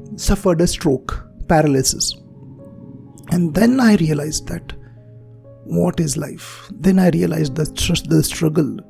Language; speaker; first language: English; non-native, local second language; Marathi